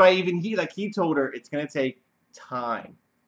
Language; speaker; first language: English; native; English